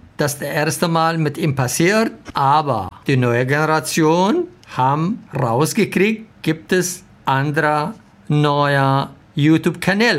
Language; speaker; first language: German; non-native, learner; Arabic